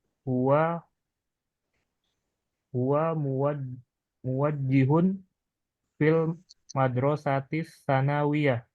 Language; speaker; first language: Arabic; non-native, learner; Indonesian